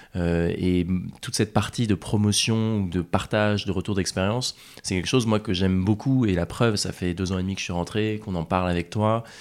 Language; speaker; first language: French; native; French